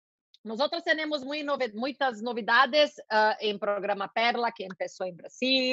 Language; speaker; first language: Spanish; non-native, learner; Portuguese